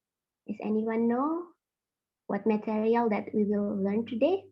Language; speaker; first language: English; non-native, fluent; Indonesian